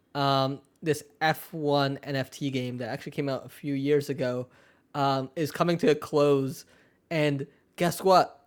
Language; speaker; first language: English; early bilingual, other home language; Urdu